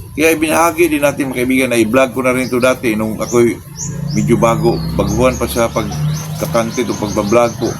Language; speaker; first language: Filipino; non-native, local second language; Cebuano